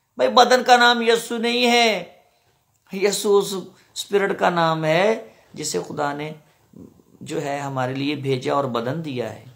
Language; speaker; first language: Urdu; non-native, local second language; Punjabi